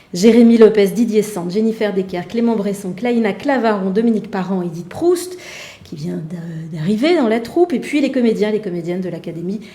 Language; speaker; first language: French; native; French